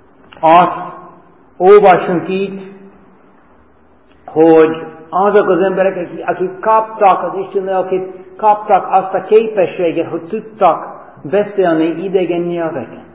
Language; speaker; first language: Hungarian; non-native, fluent; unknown